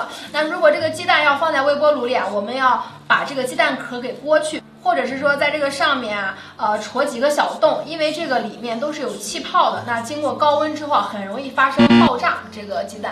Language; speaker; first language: Chinese; native; Chinese